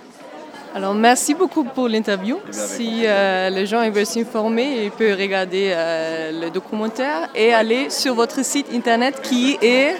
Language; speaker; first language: French; non-native, learner; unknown